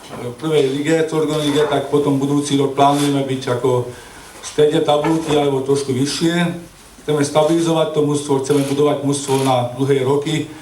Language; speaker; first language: Slovak; non-native, local second language; Hungarian